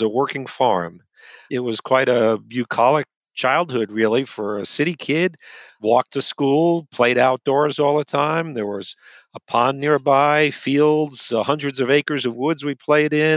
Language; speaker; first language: English; native; English